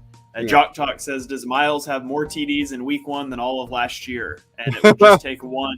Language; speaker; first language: English; native; English